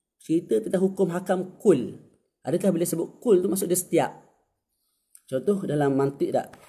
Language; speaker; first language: Malay; native; Malay